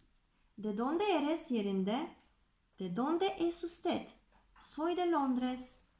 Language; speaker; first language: Spanish; non-native, fluent; Turkish